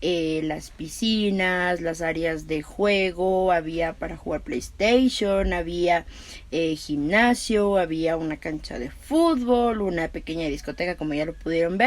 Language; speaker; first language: Spanish; native; Spanish